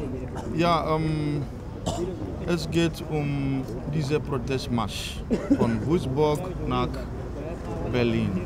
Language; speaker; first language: German; non-native, learner; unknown